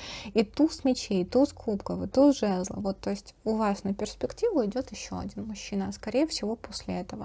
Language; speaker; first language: Russian; native; Russian